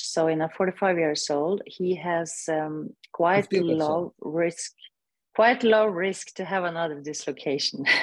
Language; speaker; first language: English; non-native, fluent; Norwegian